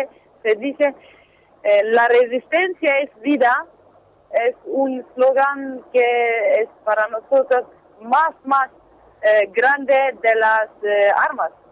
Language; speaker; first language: Spanish; non-native, learner; Kurdish